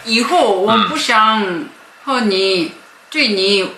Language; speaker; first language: Chinese; non-native, learner; Korean